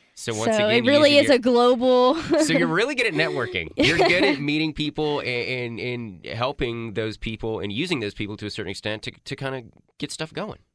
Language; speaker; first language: English; native; English